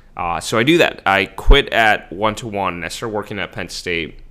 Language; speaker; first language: English; early bilingual, other home language; Spanish